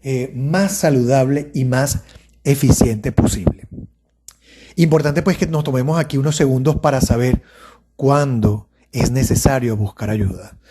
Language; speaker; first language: Spanish; native; Spanish